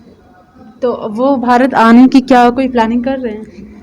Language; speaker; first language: Hindi; native; Hindi